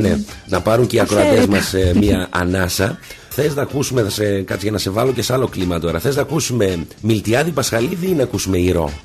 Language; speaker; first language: Greek; native; Greek